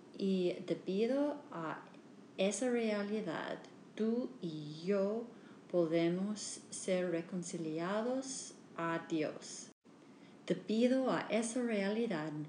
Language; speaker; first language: Spanish; non-native, learner; English